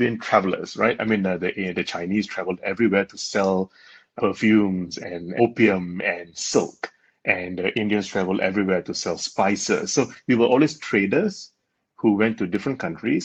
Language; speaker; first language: English; non-native, local second language; Tamil